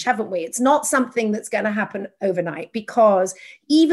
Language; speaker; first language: English; native; English